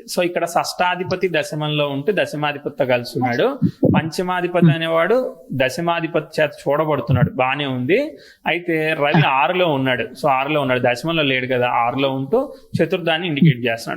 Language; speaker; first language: Telugu; native; Telugu